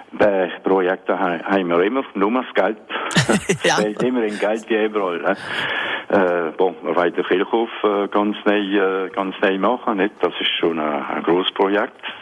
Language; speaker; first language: German; non-native, local second language; Swiss German